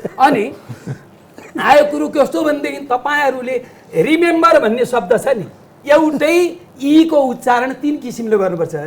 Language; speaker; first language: Nepali; native; Nepali